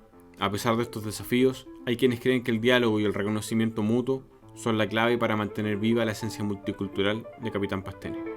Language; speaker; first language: Spanish; native; Spanish